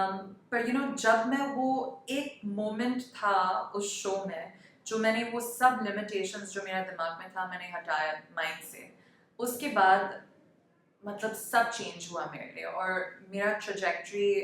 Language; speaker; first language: Hindi; non-native, local second language; English